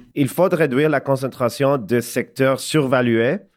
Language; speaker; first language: French; non-native, fluent; Spanish